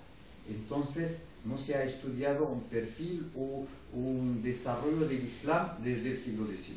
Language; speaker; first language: Spanish; non-native, fluent; Arabic